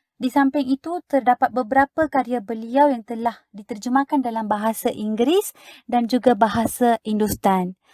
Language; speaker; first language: Malay; non-native, local second language; Tamil